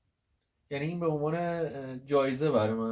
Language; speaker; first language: Persian; native; Persian